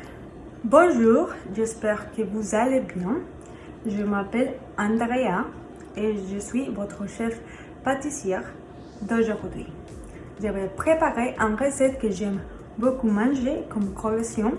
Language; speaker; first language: French; non-native, learner; Spanish